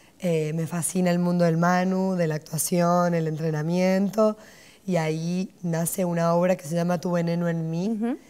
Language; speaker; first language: Spanish; native; Spanish